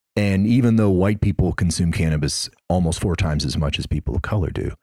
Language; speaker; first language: English; native; English